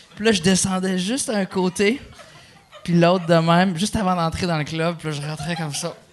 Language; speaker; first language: French; early bilingual, other home language; Arabic